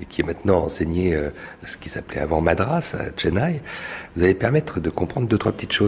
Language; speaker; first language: French; native; French